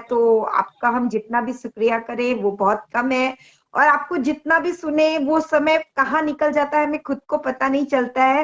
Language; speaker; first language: Hindi; native; Hindi